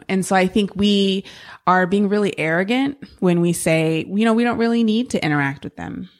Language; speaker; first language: English; native; English